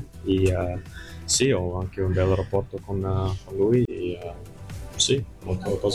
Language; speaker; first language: Italian; non-native, fluent; English